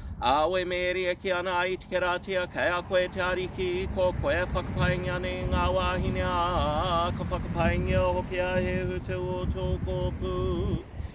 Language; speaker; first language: Māori; non-native, local second language; English